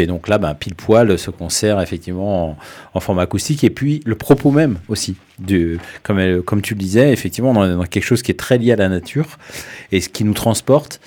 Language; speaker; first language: French; native; French